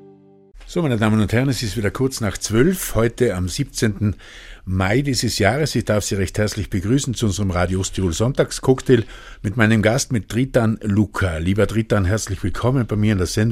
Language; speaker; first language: German; native; German